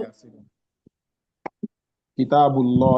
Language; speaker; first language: Arabic; non-native, learner; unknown